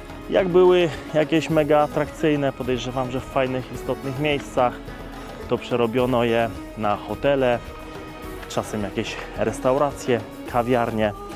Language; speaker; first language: Polish; native; Polish